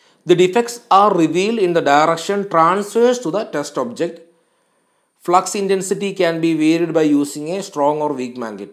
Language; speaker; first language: English; non-native, local second language; Malayalam